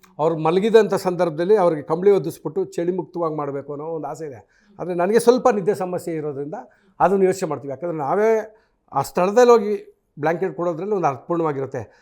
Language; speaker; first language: Kannada; non-native, local second language; Telugu